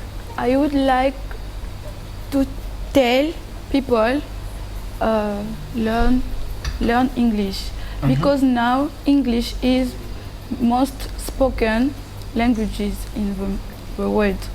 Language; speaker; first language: English; non-native, learner; French